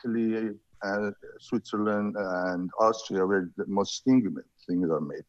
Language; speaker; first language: English; non-native, fluent; Persian